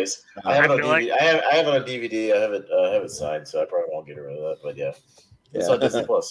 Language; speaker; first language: English; native; English